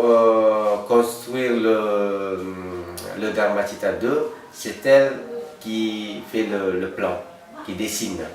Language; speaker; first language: French; non-native, fluent; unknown